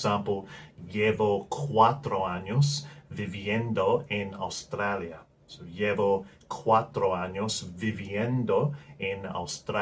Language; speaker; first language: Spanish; non-native, learner; English